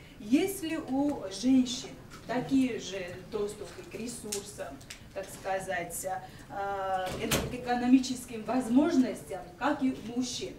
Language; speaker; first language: Russian; non-native, local second language; Georgian